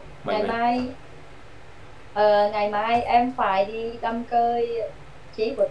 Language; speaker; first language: Vietnamese; non-native, learner; Khmer